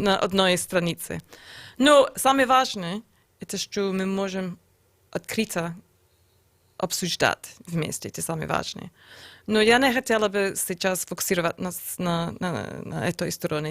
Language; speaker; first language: Russian; non-native, learner; English